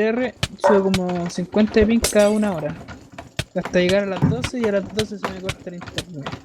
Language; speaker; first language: Spanish; native; Spanish